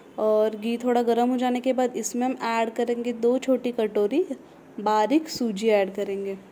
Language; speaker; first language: Hindi; non-native, local second language; Marathi